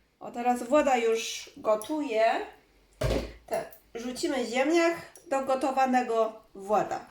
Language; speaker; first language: Polish; non-native, learner; Chinese